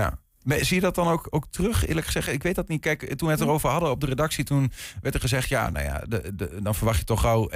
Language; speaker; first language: Dutch; native; Dutch